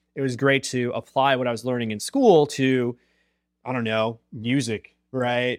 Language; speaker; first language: English; native; English